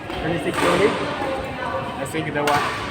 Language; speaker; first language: English; non-native, learner; Filipino